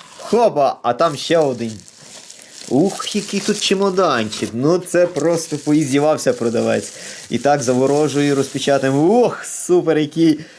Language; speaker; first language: Ukrainian; native; Ukrainian